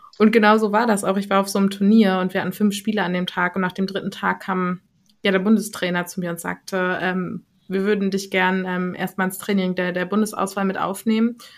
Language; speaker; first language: German; native; German